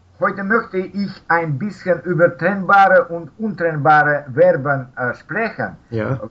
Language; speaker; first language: German; non-native, fluent; Russian